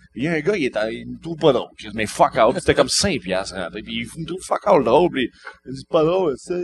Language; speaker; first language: French; native; French